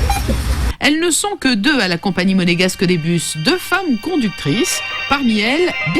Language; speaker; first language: French; native; French